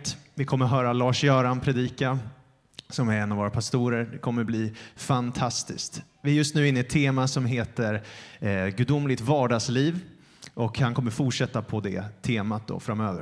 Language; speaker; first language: Swedish; native; Swedish